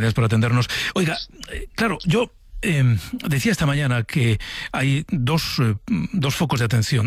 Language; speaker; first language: Spanish; native; Spanish